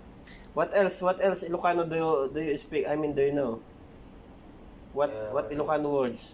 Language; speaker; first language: English; non-native, local second language; Filipino